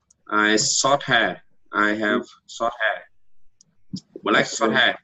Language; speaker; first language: English; non-native, learner; Vietnamese